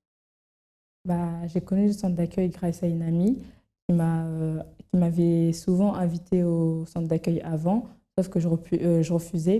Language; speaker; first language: French; native; French